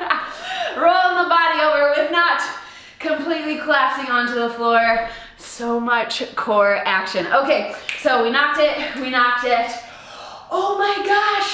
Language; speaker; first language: English; native; English